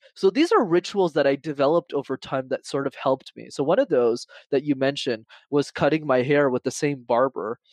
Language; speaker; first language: English; native; English